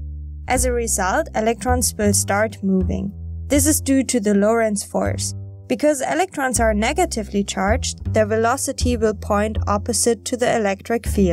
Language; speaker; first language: English; non-native, fluent; German